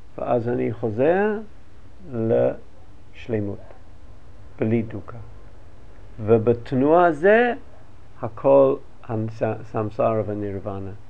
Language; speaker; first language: Hebrew; non-native, learner; English